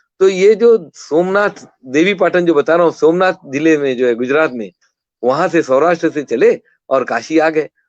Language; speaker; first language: Hindi; non-native, local second language; Kannada